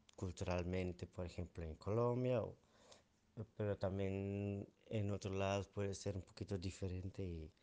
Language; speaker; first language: Spanish; non-native, fluent; Dutch